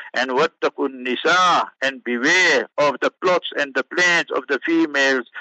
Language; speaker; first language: English; native; English